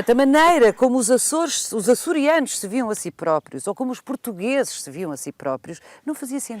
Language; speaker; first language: Portuguese; native; Portuguese